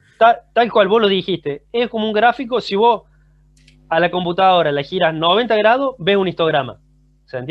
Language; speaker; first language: Spanish; native; Spanish